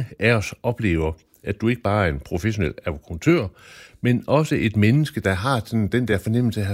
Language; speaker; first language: Danish; native; Danish